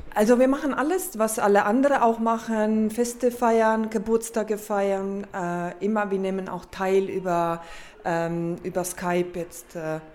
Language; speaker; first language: German; non-native, fluent; Estonian